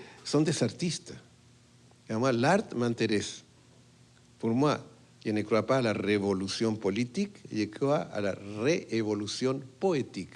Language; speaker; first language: French; non-native, fluent; Spanish